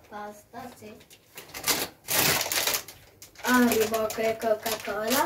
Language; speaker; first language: Italian; early bilingual, other home language; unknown